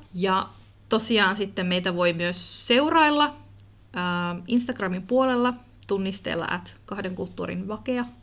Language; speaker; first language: Finnish; early bilingual, other home language; Kurdish